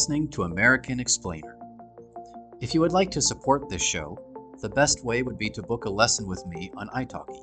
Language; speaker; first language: English; native; English